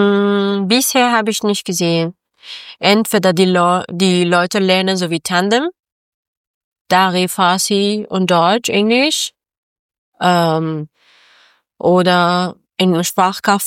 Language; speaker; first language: German; non-native, learner; Persian